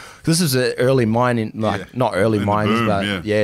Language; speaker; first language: English; native; English